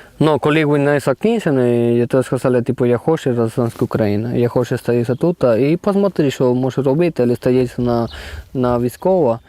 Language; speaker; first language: Ukrainian; non-native, learner; Spanish